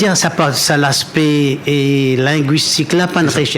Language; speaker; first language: French; non-native, local second language; Morisyen